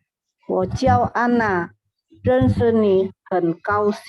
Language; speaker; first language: Chinese; non-native, learner; Indonesian